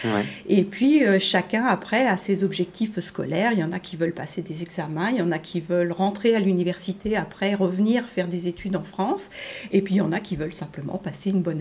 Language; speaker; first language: French; native; French